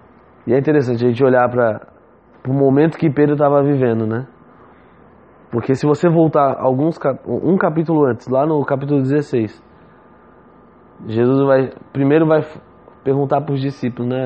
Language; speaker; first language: Portuguese; native; Portuguese